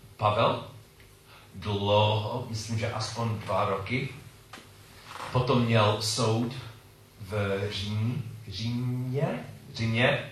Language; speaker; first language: Czech; non-native, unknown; English